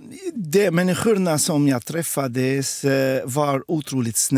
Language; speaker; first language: Swedish; non-native, fluent; Arabic